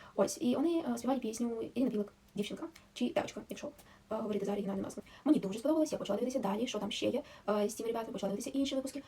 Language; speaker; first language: Ukrainian; non-native, local second language; Russian